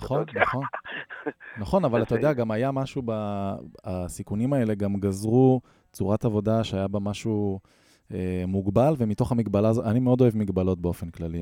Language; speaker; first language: Hebrew; native; Hebrew